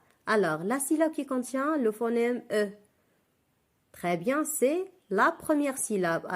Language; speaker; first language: French; non-native, local second language; Arabic